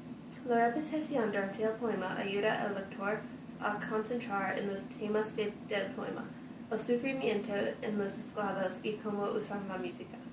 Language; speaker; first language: Spanish; non-native, learner; English